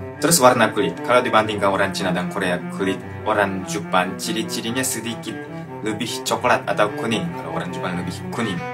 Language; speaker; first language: Indonesian; non-native, fluent; Japanese